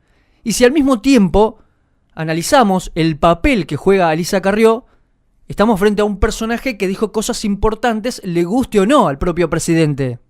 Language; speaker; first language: Spanish; native; Spanish